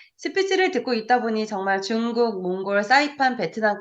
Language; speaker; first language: Korean; native; Korean